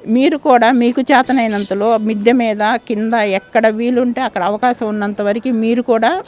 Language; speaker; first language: Telugu; native; Telugu